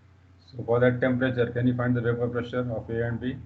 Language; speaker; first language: English; non-native, local second language; Hindi